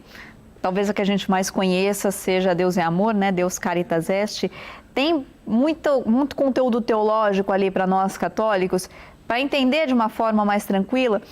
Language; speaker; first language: Portuguese; native; Portuguese